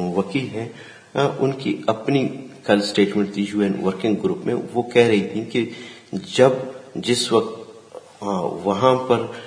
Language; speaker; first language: Urdu; non-native, local second language; Baluchi